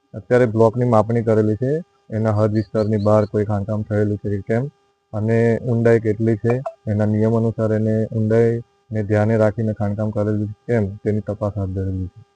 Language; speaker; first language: Gujarati; non-native, local second language; Rathawi